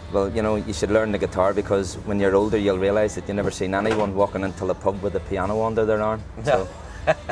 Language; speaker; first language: English; native; English